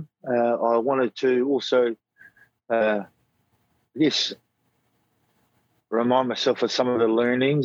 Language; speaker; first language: English; native; English